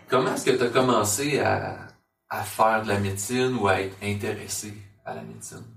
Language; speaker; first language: French; native; French